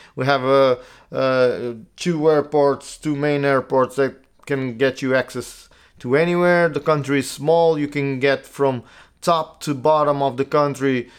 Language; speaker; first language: English; non-native, fluent; Portuguese